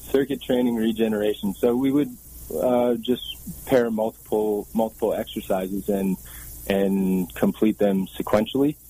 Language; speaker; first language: English; native; English